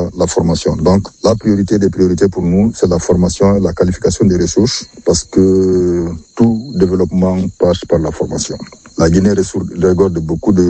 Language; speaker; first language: French; non-native, local second language; Fula